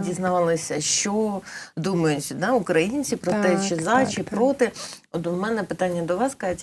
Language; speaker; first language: Ukrainian; native; Ukrainian